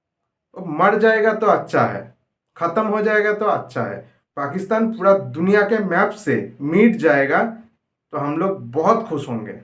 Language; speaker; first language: Hindi; non-native, local second language; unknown